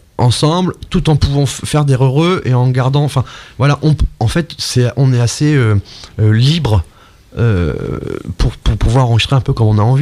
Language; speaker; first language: French; native; French